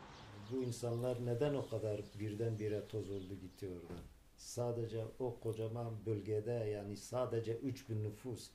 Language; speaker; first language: Turkish; non-native, local second language; Turoyo